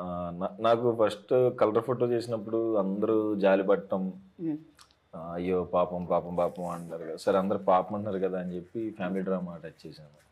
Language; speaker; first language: Telugu; native; Telugu